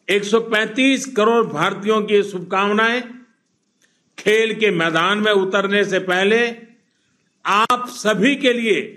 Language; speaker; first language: Hindi; non-native, local second language; Gujarati